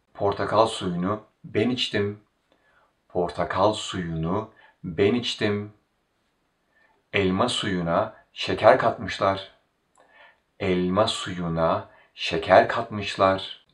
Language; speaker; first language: Turkish; native; Turkish